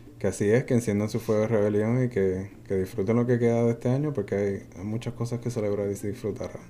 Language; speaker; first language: Spanish; native; Spanish